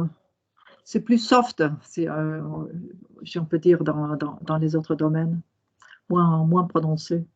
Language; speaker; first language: French; non-native, fluent; Norwegian